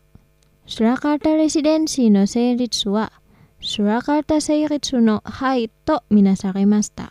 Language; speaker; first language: Japanese; non-native, fluent; Indonesian